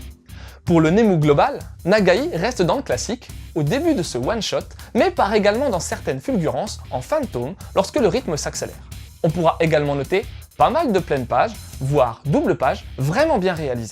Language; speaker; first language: French; native; French